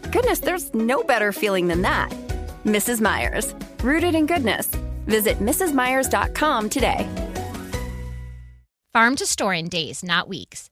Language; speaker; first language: English; native; English